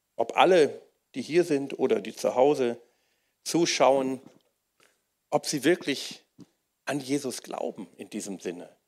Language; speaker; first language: German; native; German